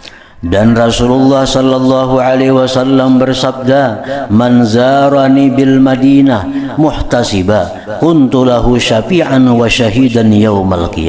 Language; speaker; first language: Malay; non-native, local second language; Banjar